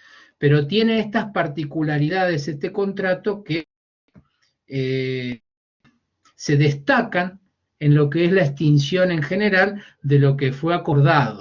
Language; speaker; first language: Spanish; native; Spanish